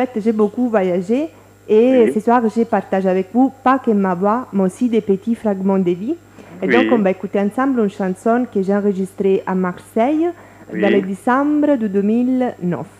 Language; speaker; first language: French; non-native, fluent; Italian